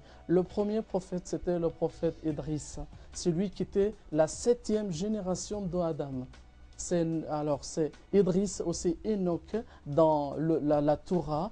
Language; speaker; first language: French; non-native, fluent; Arabic